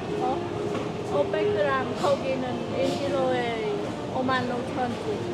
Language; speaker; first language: Korean; non-native, learner; Vietnamese